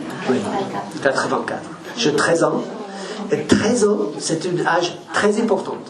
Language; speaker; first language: French; non-native, learner; Spanish